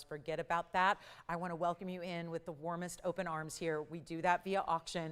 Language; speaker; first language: English; native; English